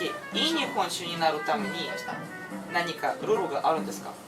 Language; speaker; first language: Japanese; non-native, fluent; Russian